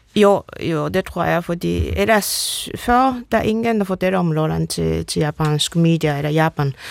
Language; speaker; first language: Danish; non-native, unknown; Japanese